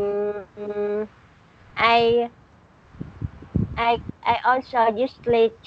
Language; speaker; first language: English; non-native, learner; Vietnamese